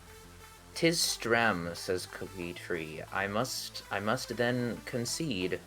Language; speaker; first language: English; native; English